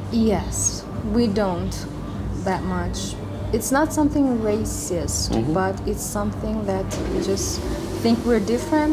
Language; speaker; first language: English; non-native, fluent; Persian